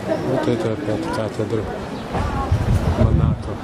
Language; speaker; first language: Russian; non-native, fluent; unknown